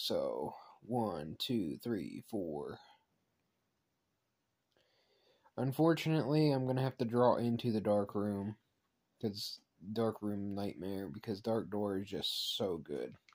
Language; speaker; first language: English; native; English